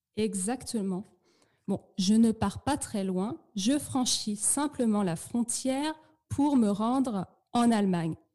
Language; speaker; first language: French; native; French